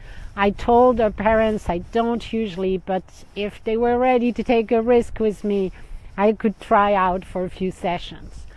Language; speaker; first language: English; non-native, fluent; French